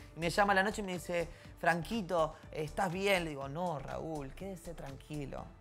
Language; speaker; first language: Spanish; native; Spanish